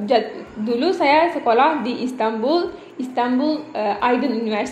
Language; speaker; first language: Indonesian; non-native, learner; Turkish